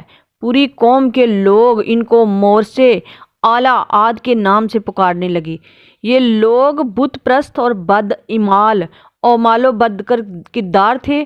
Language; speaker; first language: Urdu; native; Urdu